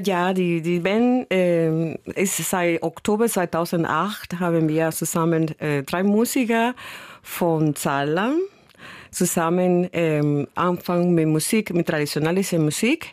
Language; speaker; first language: German; non-native, learner; Spanish